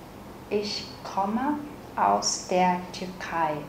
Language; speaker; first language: German; non-native, fluent; Vietnamese